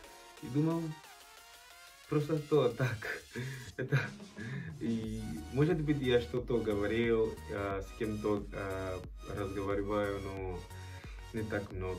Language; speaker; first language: Russian; non-native, learner; Portuguese